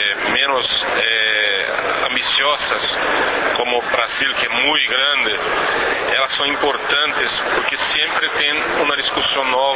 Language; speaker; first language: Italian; non-native, learner; Portuguese